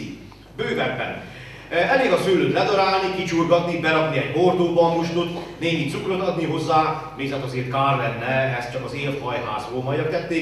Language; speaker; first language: Hungarian; native; Hungarian